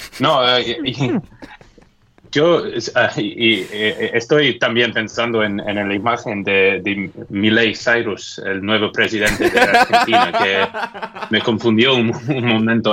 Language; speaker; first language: Spanish; non-native, fluent; English